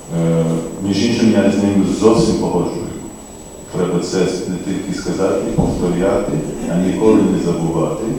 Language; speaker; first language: Ukrainian; non-native, fluent; English